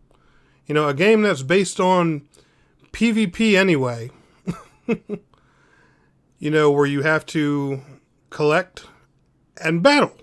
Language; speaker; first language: English; native; English